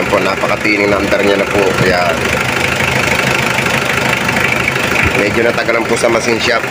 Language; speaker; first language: Filipino; native; Filipino